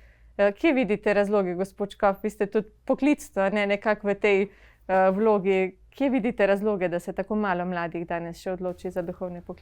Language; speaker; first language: Slovenian; native; Slovenian